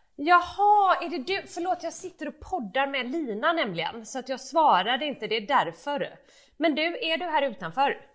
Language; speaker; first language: Swedish; native; Swedish